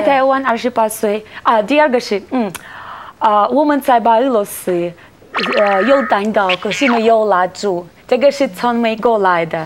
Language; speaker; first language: Chinese; non-native, learner; Russian